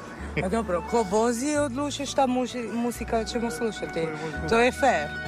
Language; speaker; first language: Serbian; non-native, fluent; Italian